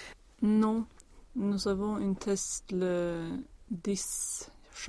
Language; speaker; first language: French; non-native, learner; Swedish